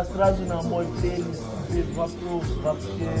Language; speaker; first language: Russian; non-native, learner; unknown